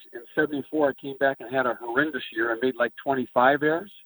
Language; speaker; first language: English; native; English